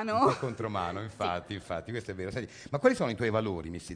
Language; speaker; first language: Italian; native; Italian